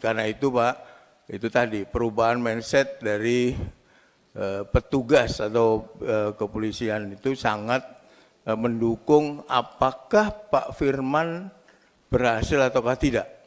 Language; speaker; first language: Indonesian; native; Indonesian